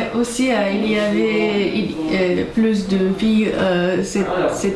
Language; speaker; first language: French; non-native, learner; Japanese